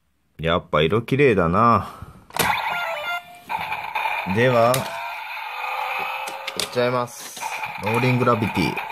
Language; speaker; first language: Japanese; native; Japanese